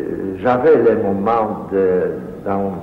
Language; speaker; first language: French; non-native, fluent; Polish